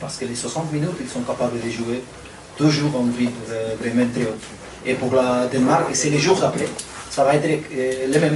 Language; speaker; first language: French; non-native, fluent; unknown